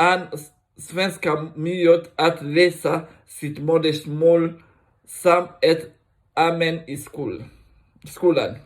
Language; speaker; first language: Swedish; non-native, learner; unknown